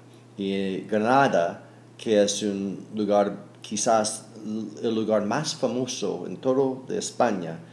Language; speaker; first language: Spanish; non-native, fluent; English